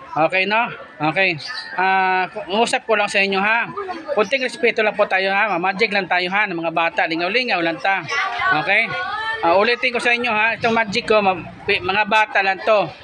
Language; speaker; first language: Filipino; non-native, local second language; Cebuano